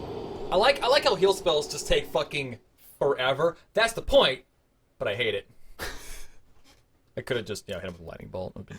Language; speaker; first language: English; native; English